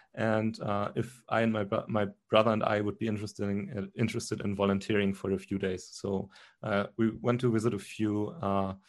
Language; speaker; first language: English; non-native, fluent; German